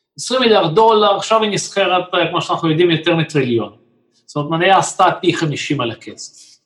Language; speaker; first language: Hebrew; non-native, fluent; Russian